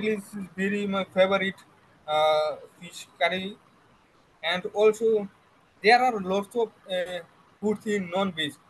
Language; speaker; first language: English; non-native, learner; Bangla